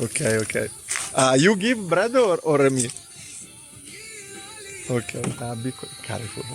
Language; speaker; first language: English; non-native, learner; Italian